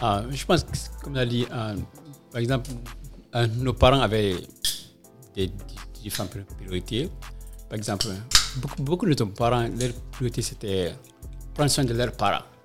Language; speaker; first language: French; non-native, local second language; Fula